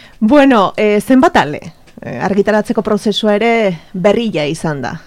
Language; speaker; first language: Basque; native; Basque